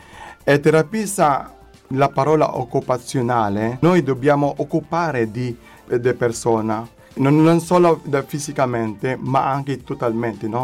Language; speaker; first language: Italian; non-native, learner; Filipino